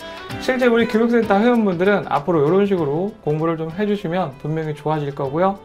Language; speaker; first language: Korean; native; Korean